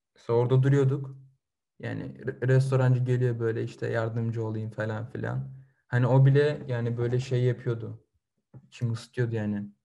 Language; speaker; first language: Turkish; early bilingual, other home language; Russian